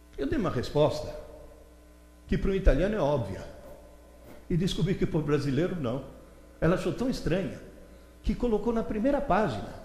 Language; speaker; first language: Portuguese; early bilingual, other home language; Italian